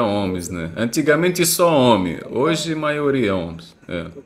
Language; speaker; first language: Portuguese; non-native, fluent; Arabic